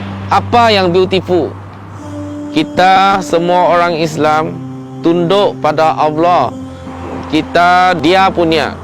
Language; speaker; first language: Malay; non-native, local second language; Chinese